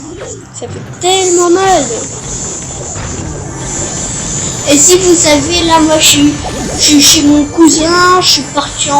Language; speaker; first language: French; early bilingual, other home language; Romanian